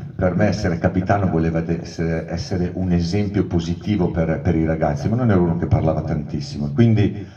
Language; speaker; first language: Italian; native; Italian